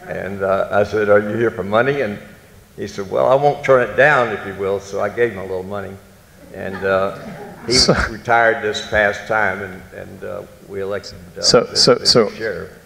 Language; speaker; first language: English; native; English